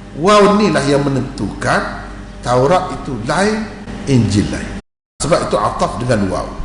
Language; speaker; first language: Malay; native; Malay